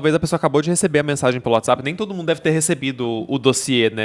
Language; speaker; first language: Portuguese; native; Portuguese